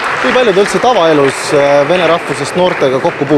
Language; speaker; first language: Estonian; native; Estonian